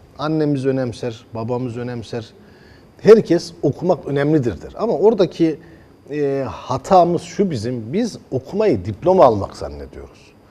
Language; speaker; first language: Turkish; early bilingual, heritage; Turkish